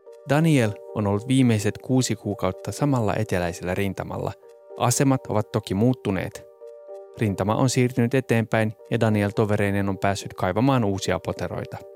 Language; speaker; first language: Finnish; native; Finnish